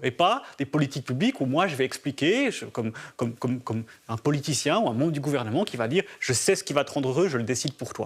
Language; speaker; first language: French; native; French